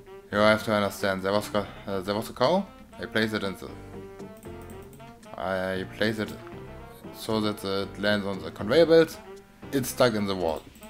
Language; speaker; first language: English; non-native, learner; German